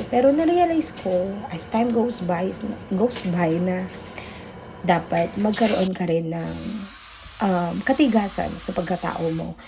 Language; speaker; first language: Filipino; native; Filipino